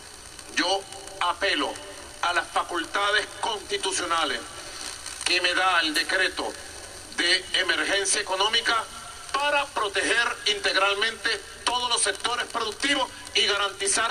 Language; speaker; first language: Spanish; native; Spanish